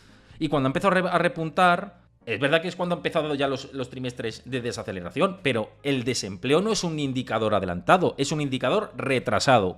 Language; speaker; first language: Spanish; native; Spanish